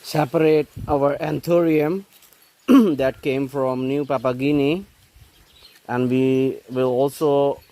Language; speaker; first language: English; non-native, learner; Thai